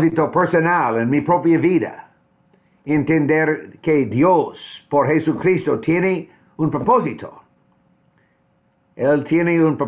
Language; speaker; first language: Spanish; non-native, fluent; English